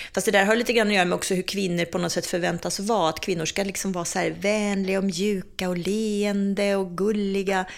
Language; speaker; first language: Swedish; early bilingual, other home language; Czech